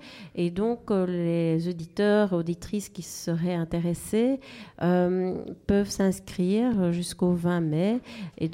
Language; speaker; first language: French; native; French